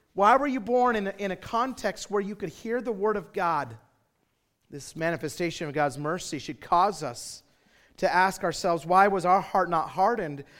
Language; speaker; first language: English; native; English